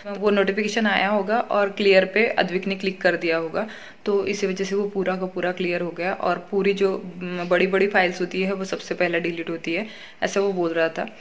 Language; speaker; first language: Hindi; native; Hindi